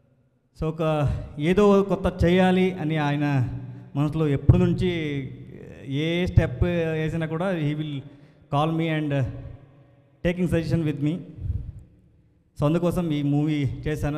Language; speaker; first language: Telugu; non-native, local second language; Kannada